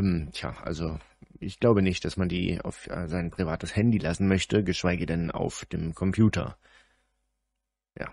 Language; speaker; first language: German; native; German